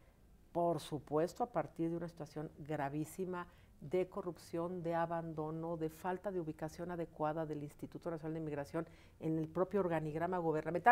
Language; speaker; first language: Spanish; native; Spanish